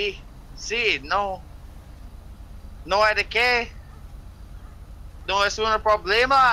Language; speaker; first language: Spanish; non-native, learner; English